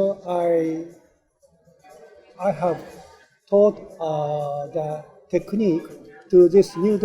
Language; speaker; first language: English; non-native, learner; Japanese